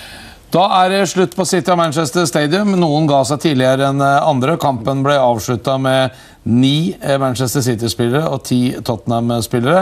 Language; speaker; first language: Norwegian; native; Norwegian